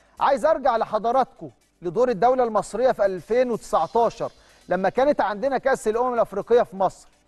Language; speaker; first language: Arabic; native; Arabic